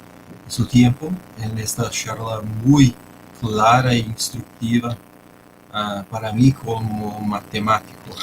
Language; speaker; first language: Spanish; non-native, fluent; Portuguese